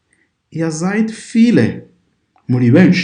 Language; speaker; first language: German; non-native, fluent; Kinyarwanda